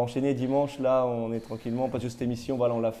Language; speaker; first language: French; native; French